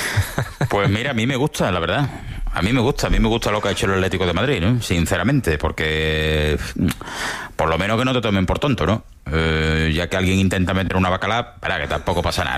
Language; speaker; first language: Spanish; native; Spanish